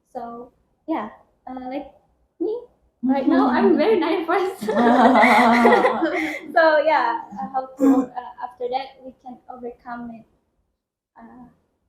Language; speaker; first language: English; non-native, learner; Indonesian